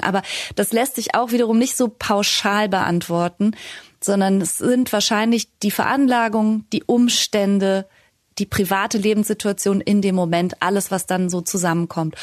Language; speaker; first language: German; native; German